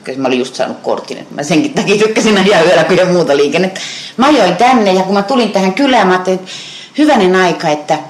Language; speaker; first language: Finnish; native; Finnish